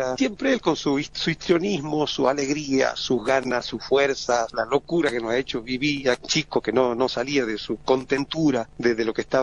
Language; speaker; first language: Spanish; native; Spanish